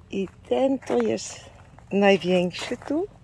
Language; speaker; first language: Polish; non-native, learner; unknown